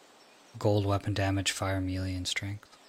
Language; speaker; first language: English; native; English